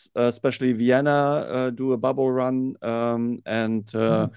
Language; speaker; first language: English; non-native, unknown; German